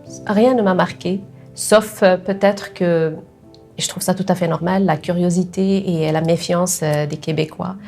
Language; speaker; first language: French; non-native, local second language; Arabic